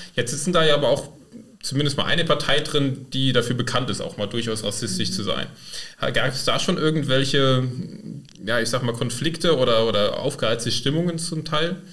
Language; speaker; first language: German; native; German